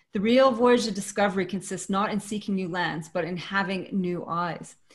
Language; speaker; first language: English; native; English